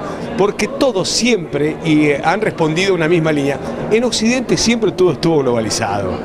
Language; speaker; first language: Spanish; native; Spanish